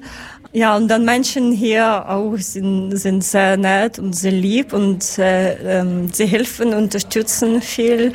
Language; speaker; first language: German; non-native, learner; Ukrainian